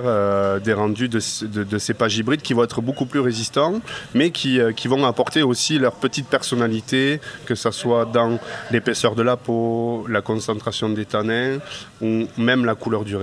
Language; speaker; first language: French; native; French